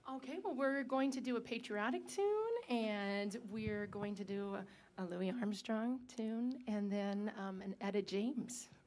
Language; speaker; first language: English; native; English